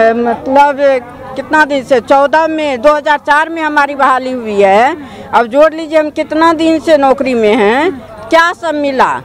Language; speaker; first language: Hindi; native; Hindi